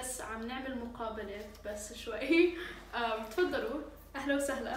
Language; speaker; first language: Arabic; native; Arabic